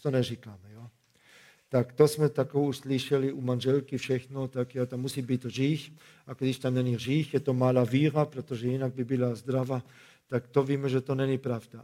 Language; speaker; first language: Czech; non-native, fluent; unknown